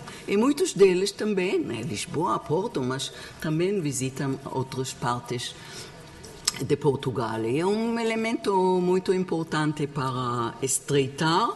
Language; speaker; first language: Portuguese; non-native, learner; Hebrew